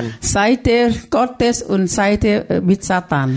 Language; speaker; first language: German; non-native, learner; Thai